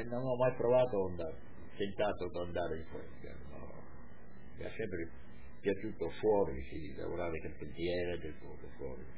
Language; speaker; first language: Italian; non-native, local second language; Friulian